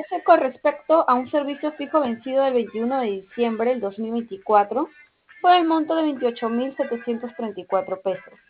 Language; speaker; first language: Spanish; native; Spanish